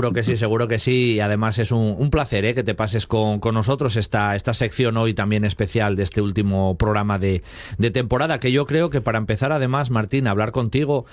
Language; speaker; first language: Spanish; native; Spanish